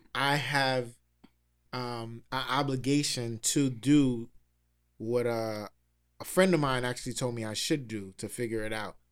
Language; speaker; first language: English; native; English